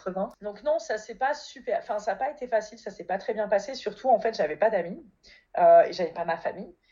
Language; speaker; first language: French; native; French